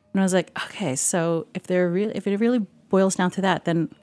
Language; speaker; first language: English; native; English